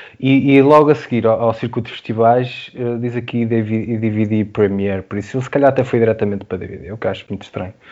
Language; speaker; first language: Portuguese; native; Portuguese